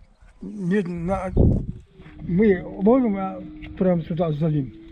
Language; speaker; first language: Russian; non-native, local second language; Kazakh